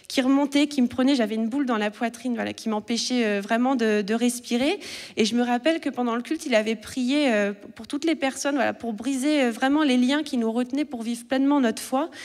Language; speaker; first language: French; native; French